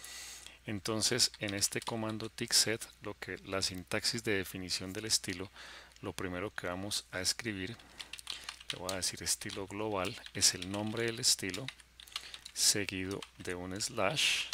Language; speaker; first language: Spanish; native; Spanish